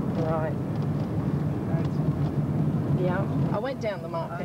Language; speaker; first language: English; native; English